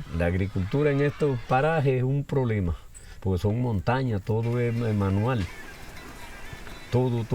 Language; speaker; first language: Spanish; native; Spanish